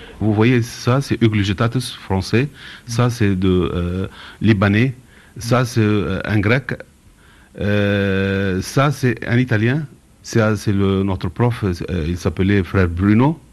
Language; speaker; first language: French; non-native, learner; Arabic